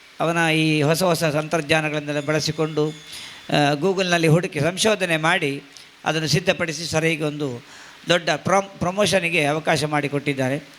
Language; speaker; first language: Kannada; non-native, local second language; Tulu